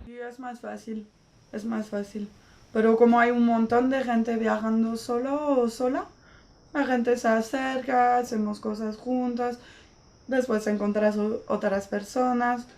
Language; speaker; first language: Spanish; non-native, fluent; French